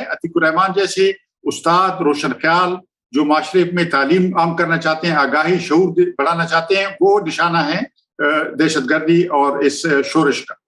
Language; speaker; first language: Urdu; non-native, local second language; Pashto